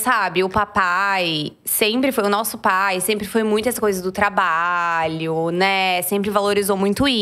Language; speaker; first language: Portuguese; native; Portuguese